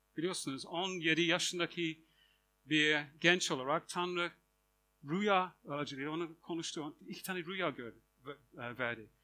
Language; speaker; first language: Turkish; non-native, fluent; English